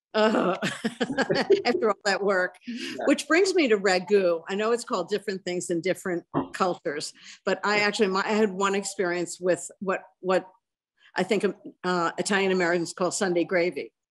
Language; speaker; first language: English; native; English